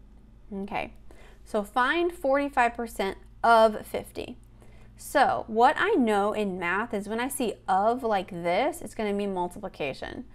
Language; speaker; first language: English; native; English